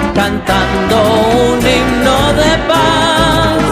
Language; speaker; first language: Spanish; early bilingual, heritage; Spanish